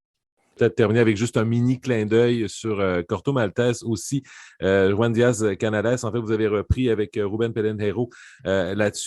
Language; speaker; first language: French; native; French